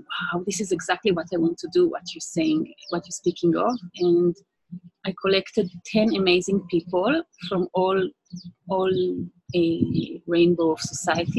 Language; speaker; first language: English; non-native, fluent; Hebrew